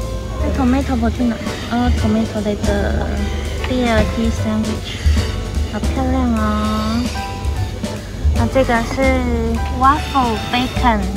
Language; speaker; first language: Chinese; native; Chinese